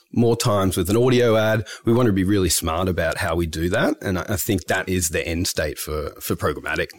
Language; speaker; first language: English; native; English